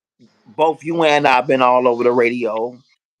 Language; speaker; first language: English; native; English